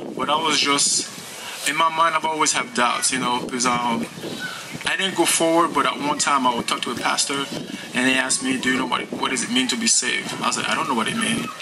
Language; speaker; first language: English; non-native, fluent; Haitian Creole